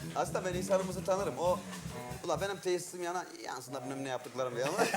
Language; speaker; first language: Turkish; native; Turkish